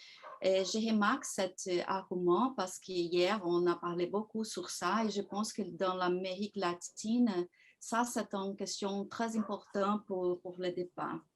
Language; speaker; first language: French; non-native, fluent; Portuguese